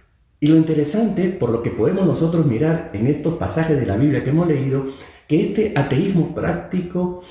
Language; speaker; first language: Spanish; native; Spanish